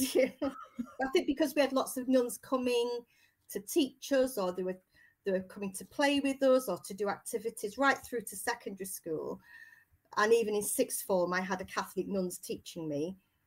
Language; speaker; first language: English; native; English